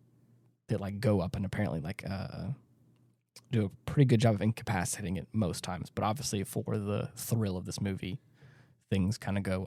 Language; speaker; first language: English; native; English